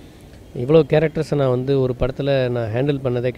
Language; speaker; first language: Tamil; native; Tamil